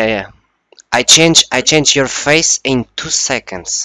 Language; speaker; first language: English; non-native, learner; Portuguese